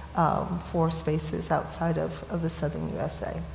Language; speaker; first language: English; native; English